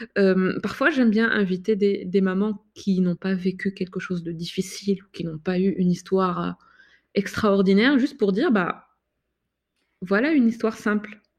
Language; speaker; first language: French; non-native, fluent; Arabic